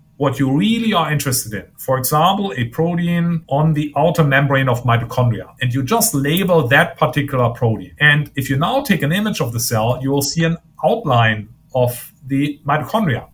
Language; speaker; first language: English; non-native, fluent; German